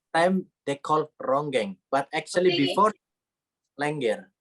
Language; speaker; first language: English; non-native, learner; Indonesian